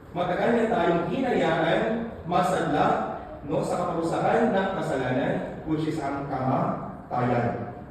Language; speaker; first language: Filipino; non-native, local second language; Hiligaynon